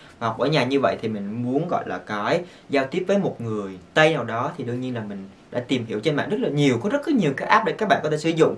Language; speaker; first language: Vietnamese; native; Vietnamese